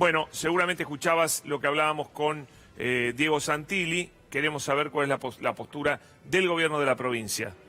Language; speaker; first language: Spanish; native; Spanish